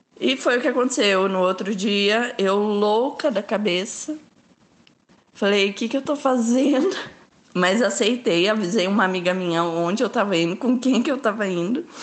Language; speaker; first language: Portuguese; native; Portuguese